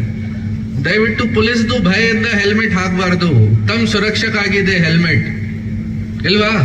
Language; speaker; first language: Kannada; non-native, fluent; Hindi